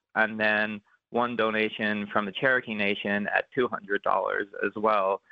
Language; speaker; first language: English; native; English